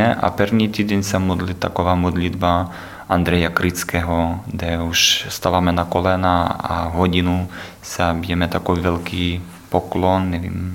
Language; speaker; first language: Czech; non-native, learner; Ukrainian